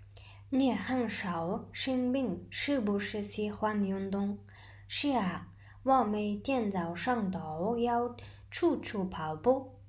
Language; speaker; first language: Chinese; non-native, fluent; Mongolian